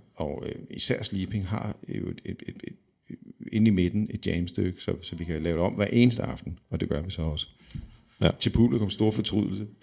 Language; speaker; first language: Danish; native; Danish